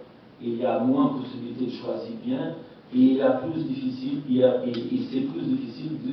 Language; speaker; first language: French; non-native, learner; Portuguese